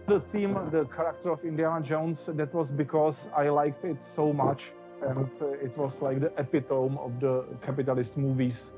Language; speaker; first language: English; non-native, fluent; Czech